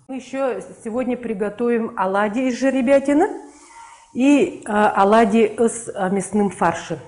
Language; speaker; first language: Russian; non-native, local second language; Yakut